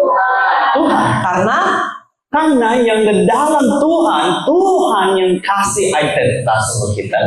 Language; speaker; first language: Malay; non-native, learner; English